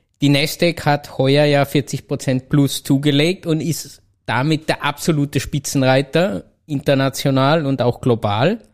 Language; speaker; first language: German; native; German